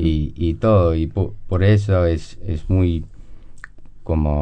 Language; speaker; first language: Spanish; non-native, learner; English